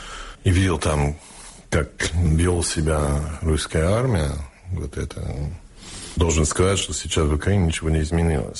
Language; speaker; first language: Russian; early bilingual, heritage; Russian